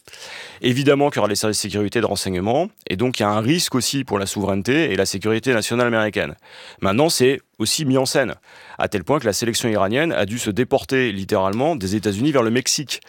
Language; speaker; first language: French; native; French